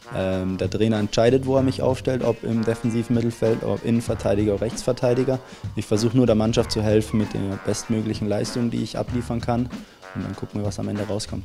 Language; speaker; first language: German; native; German